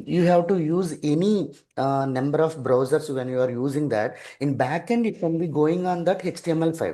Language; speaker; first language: English; non-native, local second language; Telugu